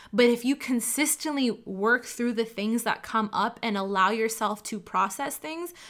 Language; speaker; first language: English; early bilingual, other home language; Cantonese